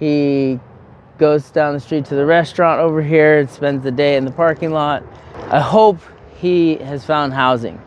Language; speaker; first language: English; native; English